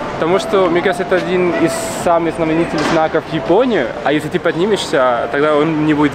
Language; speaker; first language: Russian; non-native, fluent; Spanish